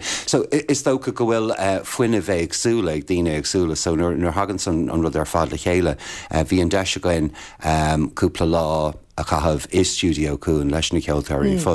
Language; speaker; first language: Irish; native; Irish